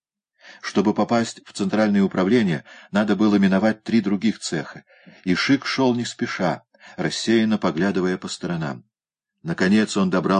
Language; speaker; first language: Russian; native; Russian